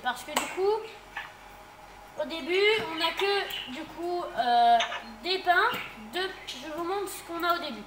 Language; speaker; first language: French; native; French